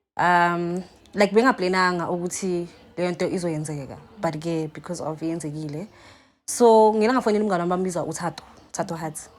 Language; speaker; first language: Zulu; native; Zulu